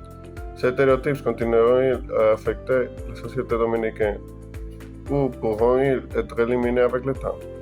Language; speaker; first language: French; non-native, learner; Spanish